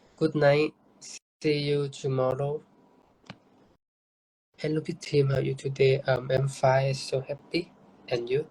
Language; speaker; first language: English; non-native, learner; Thai